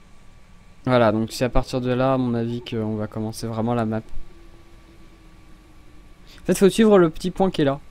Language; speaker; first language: French; native; French